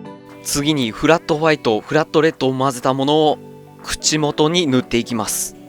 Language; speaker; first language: Japanese; native; Japanese